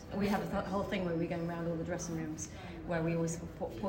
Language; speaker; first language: English; native; English